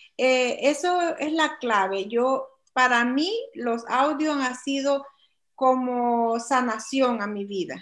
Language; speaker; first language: Spanish; native; Spanish